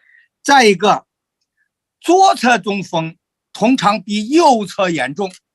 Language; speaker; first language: Chinese; native; Chinese